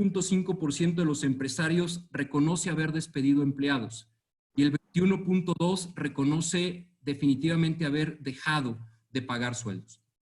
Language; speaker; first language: Spanish; native; Spanish